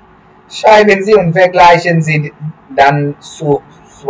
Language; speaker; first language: German; non-native, learner; Bangla